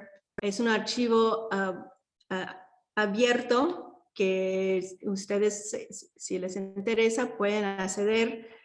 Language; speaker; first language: Spanish; early bilingual, heritage; Spanish